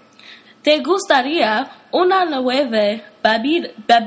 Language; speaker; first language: Spanish; non-native, learner; English